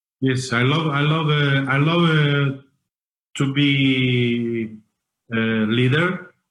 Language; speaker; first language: English; non-native, learner; Italian